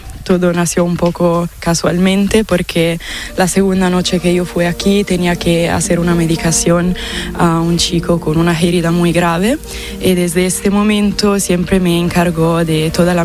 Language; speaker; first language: Spanish; non-native, fluent; Italian